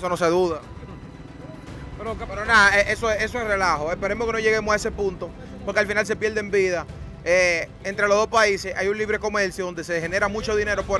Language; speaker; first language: Spanish; native; Spanish